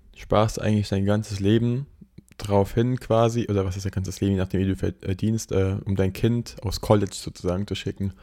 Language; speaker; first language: German; native; German